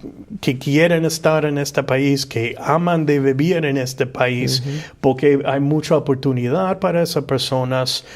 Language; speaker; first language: Spanish; non-native, fluent; English